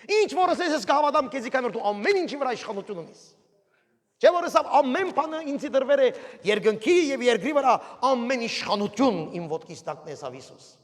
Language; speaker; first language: Armenian; early bilingual, heritage; Armenian